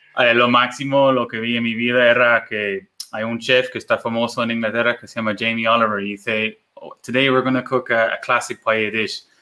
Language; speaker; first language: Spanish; non-native, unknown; English